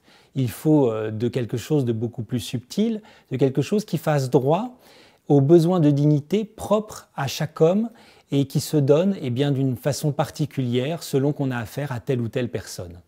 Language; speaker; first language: French; native; French